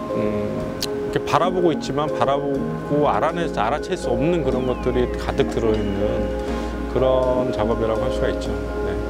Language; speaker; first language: Korean; native; Korean